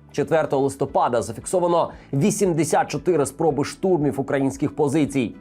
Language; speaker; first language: Ukrainian; native; Ukrainian